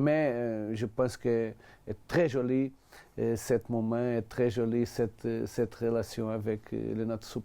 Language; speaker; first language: French; non-native, learner; Portuguese